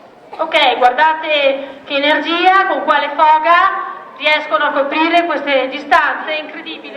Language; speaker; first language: Italian; native; Italian